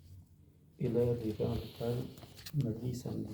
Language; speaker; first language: French; non-native, learner; Portuguese